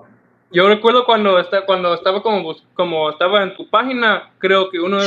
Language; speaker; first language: Spanish; non-native, learner; English